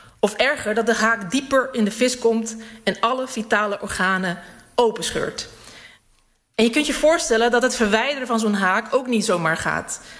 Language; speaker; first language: Dutch; early bilingual, other home language; Serbian